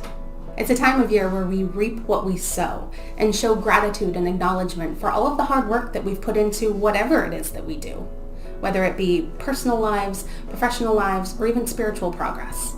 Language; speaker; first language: English; native; English